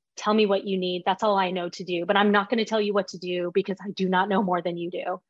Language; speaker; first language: English; native; English